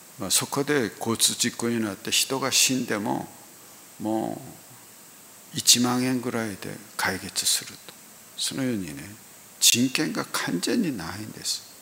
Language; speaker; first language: Japanese; non-native, fluent; Korean